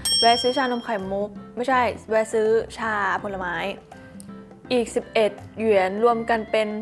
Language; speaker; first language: Thai; native; Thai